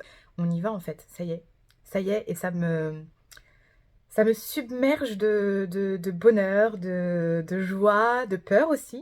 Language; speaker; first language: French; native; French